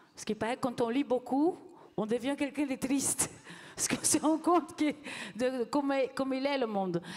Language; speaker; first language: French; non-native, fluent; Portuguese